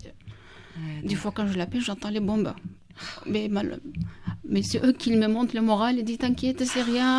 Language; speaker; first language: French; non-native, learner; Kurdish